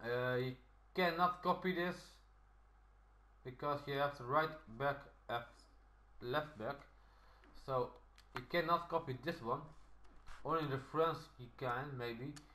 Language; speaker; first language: English; non-native, learner; Dutch